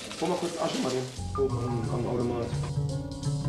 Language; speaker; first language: German; native; German